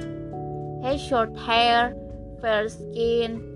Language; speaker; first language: English; non-native, learner; Indonesian